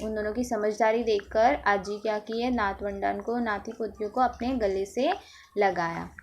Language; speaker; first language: Hindi; non-native, local second language; Marathi